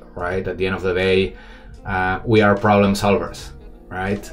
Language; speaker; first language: English; non-native, fluent; Spanish